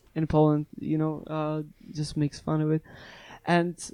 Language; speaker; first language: English; non-native, fluent; Polish